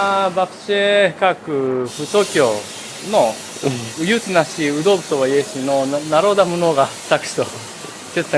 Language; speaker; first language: Russian; non-native, learner; Japanese